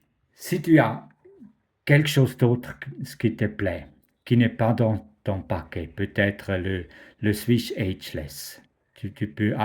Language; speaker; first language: French; non-native, fluent; German